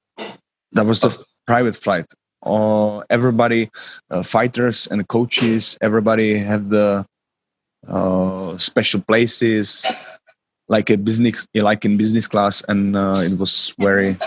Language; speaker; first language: English; non-native, learner; Czech